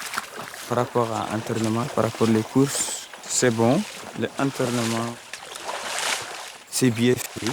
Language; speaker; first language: French; non-native, local second language; Fula